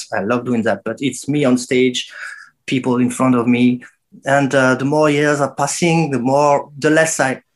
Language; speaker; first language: English; non-native, fluent; French